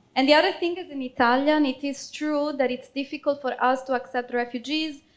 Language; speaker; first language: English; non-native, fluent; Italian